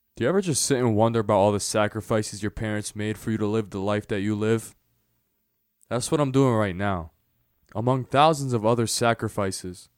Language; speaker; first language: English; native; English